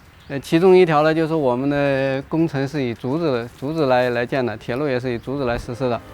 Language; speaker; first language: Chinese; native; Chinese